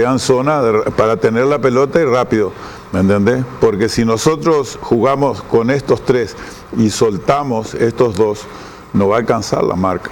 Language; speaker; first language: Spanish; native; Spanish